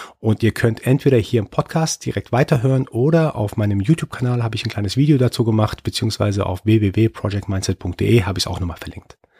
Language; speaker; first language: German; early bilingual, other home language; Persian